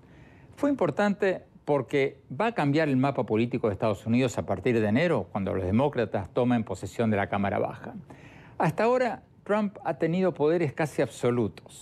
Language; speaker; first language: Spanish; native; Spanish